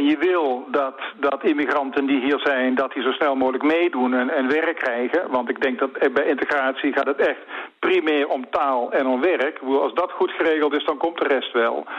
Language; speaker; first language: Dutch; native; Dutch